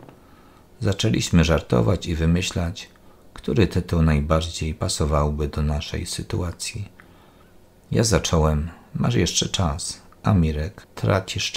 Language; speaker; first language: Polish; native; Polish